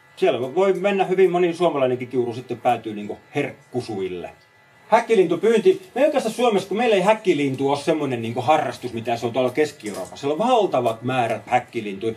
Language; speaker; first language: Finnish; native; Finnish